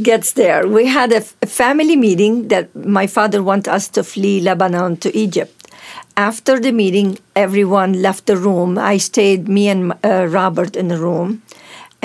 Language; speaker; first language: English; non-native, fluent; Arabic